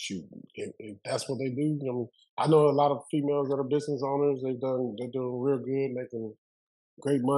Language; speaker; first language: English; native; English